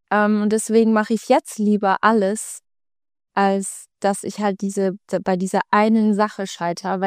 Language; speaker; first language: German; non-native, fluent; Swiss German